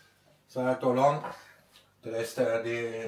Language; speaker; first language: Indonesian; non-native, learner; French